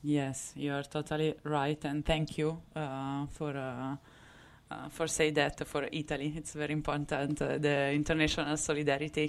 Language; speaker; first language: English; non-native, fluent; Italian